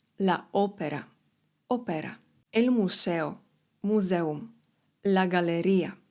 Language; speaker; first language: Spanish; non-native, fluent; Polish